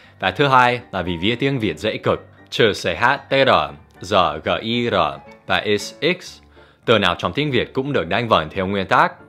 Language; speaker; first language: Vietnamese; non-native, fluent; English